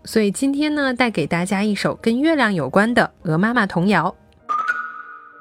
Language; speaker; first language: Chinese; native; Chinese